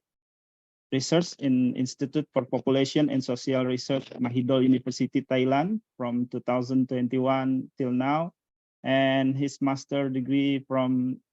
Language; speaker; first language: English; non-native, fluent; Indonesian